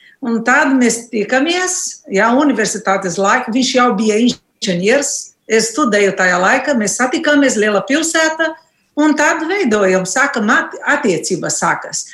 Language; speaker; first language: Latvian; non-native, learner; Portuguese